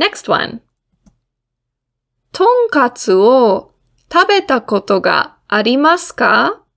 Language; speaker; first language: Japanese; non-native, fluent; English